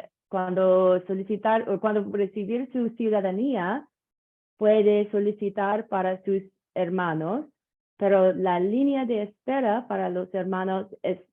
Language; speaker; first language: Spanish; non-native, learner; English